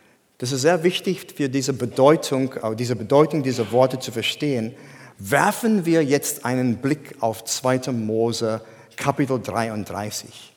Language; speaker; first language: German; non-native, fluent; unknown